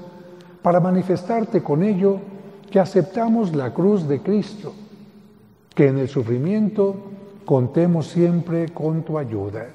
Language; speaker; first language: Spanish; native; Spanish